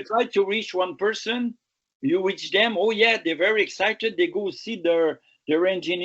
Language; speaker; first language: English; non-native, local second language; French